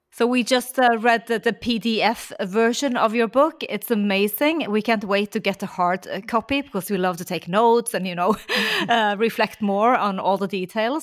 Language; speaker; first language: English; non-native, fluent; Norwegian